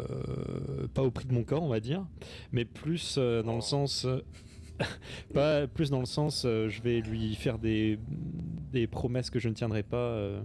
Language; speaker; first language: French; native; French